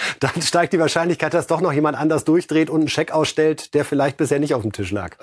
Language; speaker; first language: German; native; German